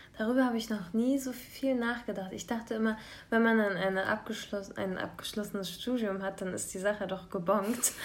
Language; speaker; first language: German; early bilingual, other home language; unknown